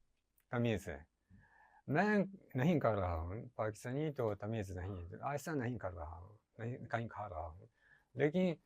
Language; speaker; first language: Hindi; non-native, learner; Japanese